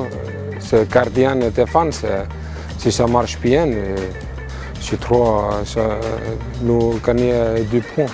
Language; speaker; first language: French; non-native, learner; Icelandic